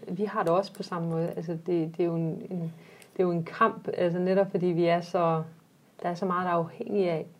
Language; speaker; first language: Danish; early bilingual, other home language; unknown